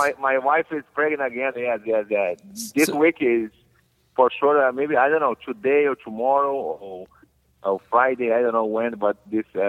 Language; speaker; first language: English; non-native, learner; Portuguese